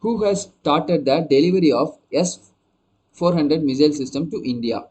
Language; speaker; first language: English; non-native, local second language; Tamil